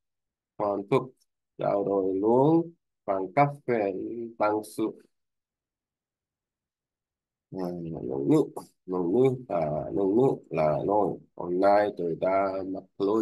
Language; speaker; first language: Vietnamese; non-native, learner; Korean